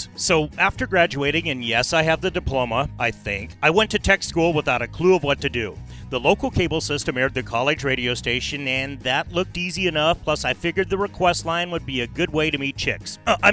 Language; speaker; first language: English; native; English